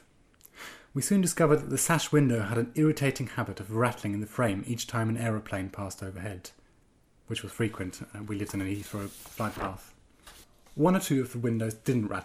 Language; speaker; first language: English; non-native, fluent; German